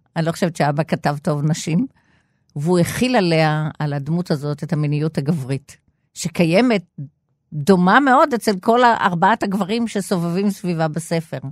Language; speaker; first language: Hebrew; native; Hebrew